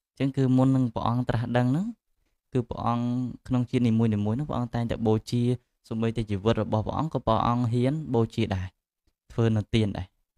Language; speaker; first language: Khmer; native; Khmer